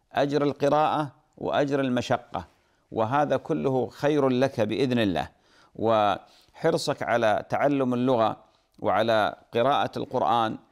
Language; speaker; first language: Arabic; native; Arabic